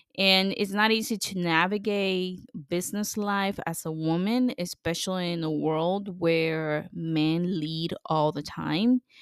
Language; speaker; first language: English; non-native, fluent; Spanish